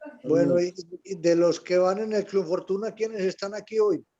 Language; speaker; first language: Spanish; native; Spanish